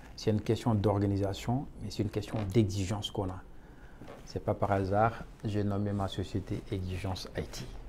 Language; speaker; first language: French; non-native, local second language; Wolof